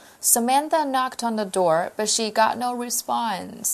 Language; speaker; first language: English; non-native, fluent; Chinese